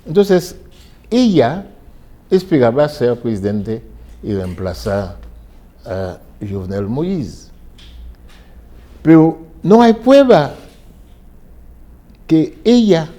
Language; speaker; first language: Spanish; non-native, fluent; Haitian Creole